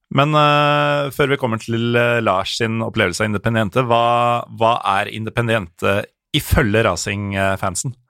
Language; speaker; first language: Norwegian; native; Norwegian